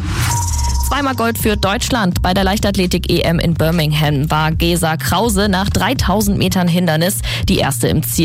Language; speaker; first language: German; native; German